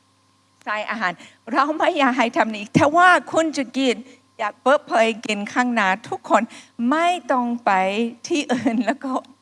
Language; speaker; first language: Thai; non-native, fluent; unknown